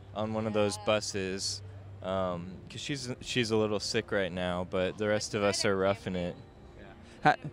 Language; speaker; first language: English; native; English